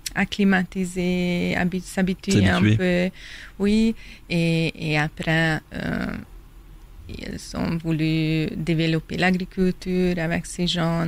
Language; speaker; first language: French; non-native, fluent; Hungarian